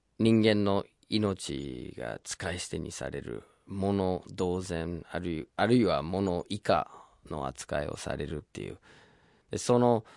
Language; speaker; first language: Japanese; non-native, fluent; English